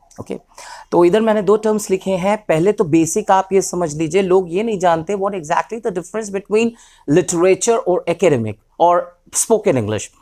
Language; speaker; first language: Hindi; native; Hindi